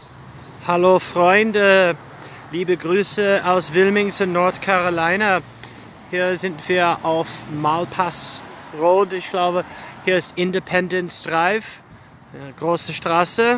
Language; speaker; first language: German; non-native, fluent; English